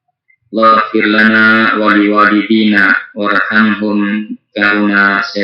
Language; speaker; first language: Arabic; non-native, fluent; Indonesian